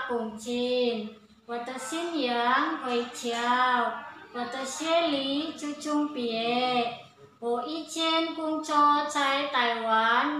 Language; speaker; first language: Chinese; non-native, learner; Indonesian